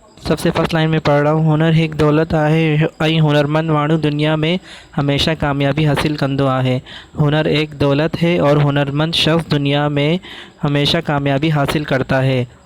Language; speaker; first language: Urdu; non-native, local second language; Sindhi